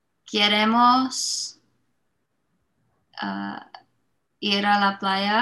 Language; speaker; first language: Spanish; non-native, learner; English